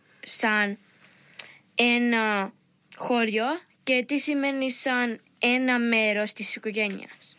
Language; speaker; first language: Greek; early bilingual, heritage; Greek